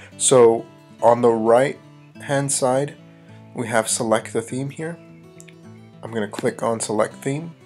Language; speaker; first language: English; native; English